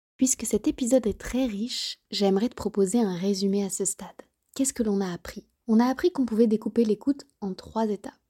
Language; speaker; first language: French; native; French